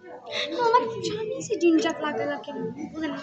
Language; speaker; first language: Italian; early bilingual, other home language; Bangla